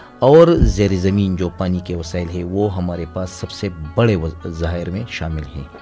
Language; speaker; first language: Urdu; non-native, local second language; Pashto